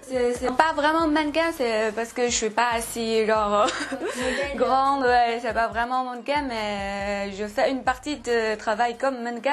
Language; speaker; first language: French; non-native, fluent; Chinese